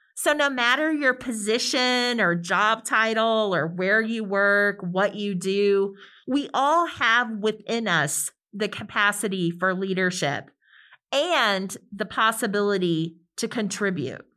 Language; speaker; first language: English; native; English